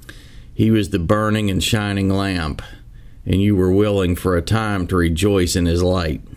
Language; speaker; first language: English; native; English